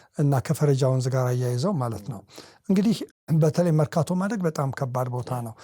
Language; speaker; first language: Amharic; native; Amharic